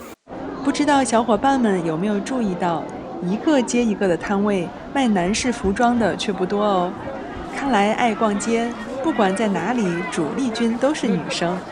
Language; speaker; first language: Chinese; native; Chinese